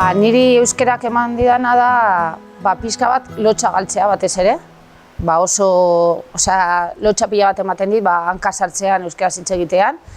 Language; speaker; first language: Basque; non-native, local second language; Spanish